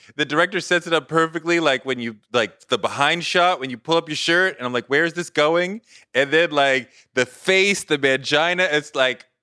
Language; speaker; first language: English; native; English